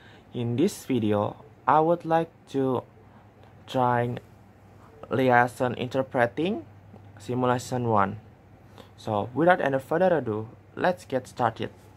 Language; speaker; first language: English; non-native, learner; Indonesian